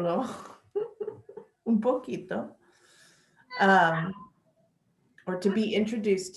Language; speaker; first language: Spanish; non-native, learner; English